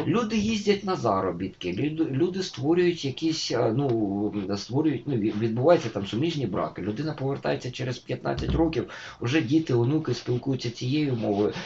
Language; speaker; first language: Ukrainian; native; Ukrainian